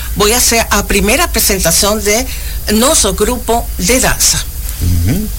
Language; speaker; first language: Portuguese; non-native, learner; Spanish